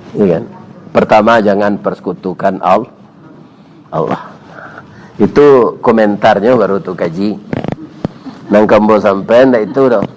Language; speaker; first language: Malay; non-native, local second language; Minangkabau